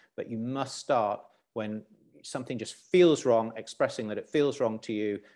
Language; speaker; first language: English; native; English